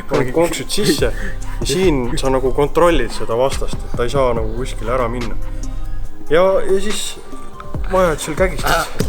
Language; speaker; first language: Estonian; native; Estonian